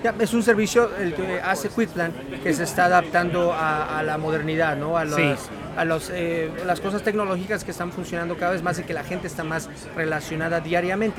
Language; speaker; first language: Spanish; native; Spanish